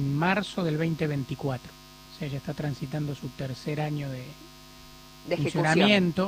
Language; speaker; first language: Spanish; native; Spanish